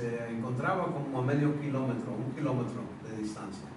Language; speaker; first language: Spanish; native; Spanish